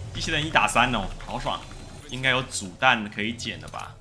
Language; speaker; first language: Chinese; native; Chinese